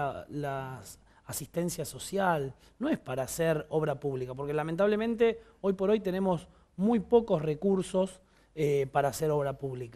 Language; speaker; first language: Spanish; native; Spanish